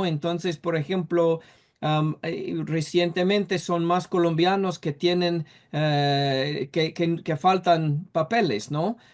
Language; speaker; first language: Spanish; non-native, fluent; English